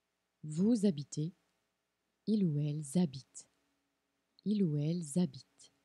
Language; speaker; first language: French; non-native, fluent; Portuguese